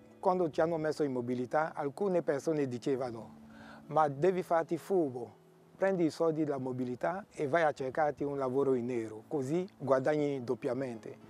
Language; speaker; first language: Italian; non-native, fluent; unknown